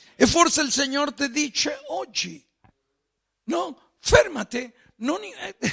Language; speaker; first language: Italian; non-native, fluent; Spanish